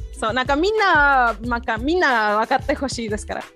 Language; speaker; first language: Japanese; non-native, fluent; Spanish